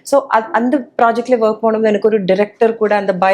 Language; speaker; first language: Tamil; non-native, learner; Malayalam